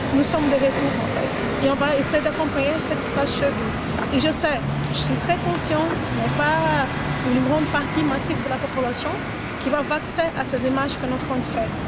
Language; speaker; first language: French; non-native, fluent; Portuguese